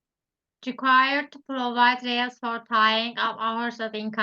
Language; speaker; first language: English; non-native, learner; Turkish